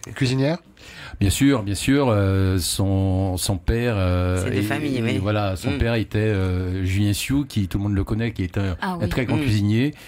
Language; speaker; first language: French; native; French